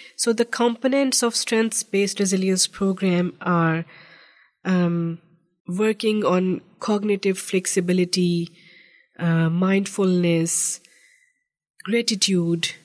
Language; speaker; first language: English; non-native, local second language; Urdu